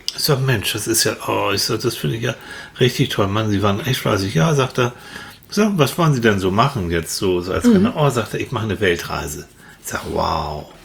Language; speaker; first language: German; native; German